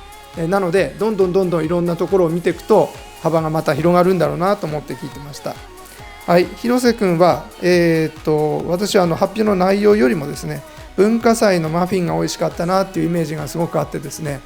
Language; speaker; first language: Japanese; native; Japanese